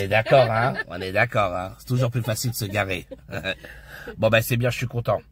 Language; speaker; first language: French; native; French